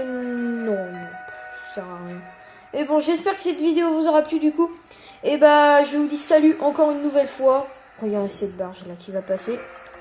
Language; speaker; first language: French; native; French